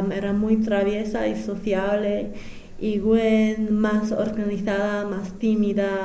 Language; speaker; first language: Spanish; non-native, fluent; English